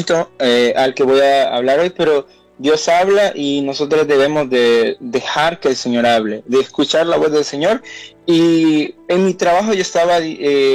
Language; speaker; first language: Spanish; native; Spanish